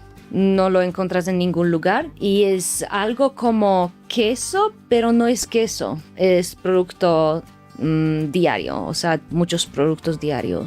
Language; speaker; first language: Spanish; non-native, fluent; Slovak